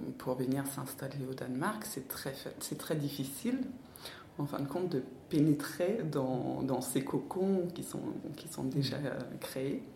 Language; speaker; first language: French; non-native, fluent; Danish